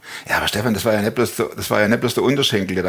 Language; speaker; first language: German; native; German